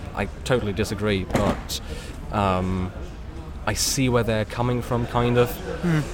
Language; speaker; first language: English; non-native, fluent; German